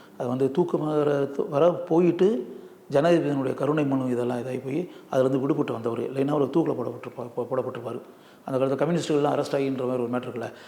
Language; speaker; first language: Tamil; native; Tamil